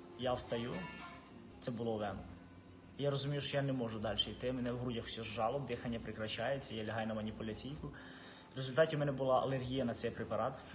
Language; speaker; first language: Ukrainian; native; Ukrainian